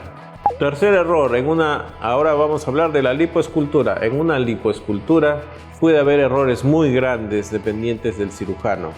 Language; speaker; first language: Spanish; native; Spanish